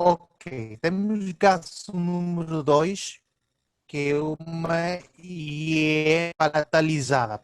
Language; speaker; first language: Portuguese; early bilingual, heritage; Portuguese